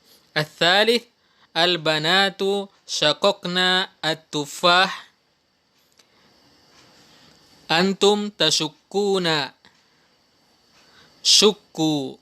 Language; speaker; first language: Arabic; non-native, fluent; Indonesian